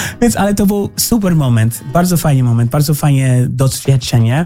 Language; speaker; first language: Polish; non-native, learner; English